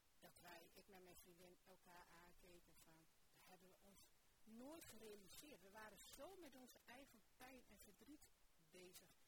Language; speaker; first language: Dutch; native; Dutch